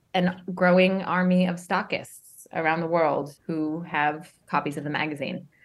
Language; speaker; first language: English; native; English